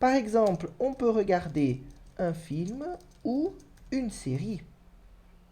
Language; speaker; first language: French; non-native, fluent; Portuguese